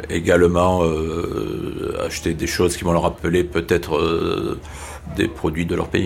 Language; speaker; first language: French; native; French